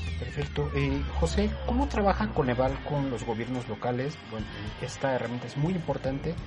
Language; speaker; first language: Spanish; native; Spanish